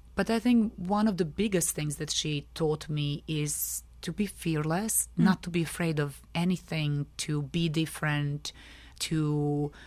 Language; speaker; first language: English; non-native, fluent; Serbian